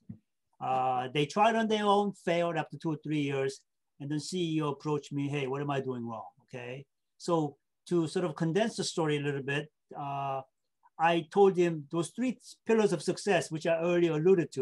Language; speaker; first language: English; non-native, fluent; Korean